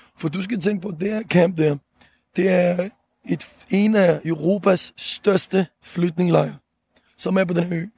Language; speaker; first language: Danish; early bilingual, other home language; Arabic